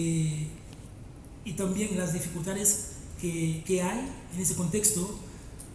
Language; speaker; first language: Spanish; non-native, fluent; Haitian Creole